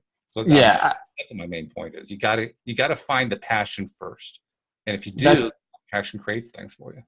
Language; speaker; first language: English; native; English